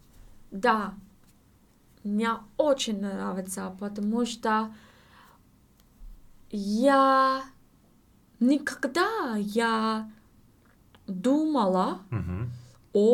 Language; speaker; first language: Russian; non-native, learner; English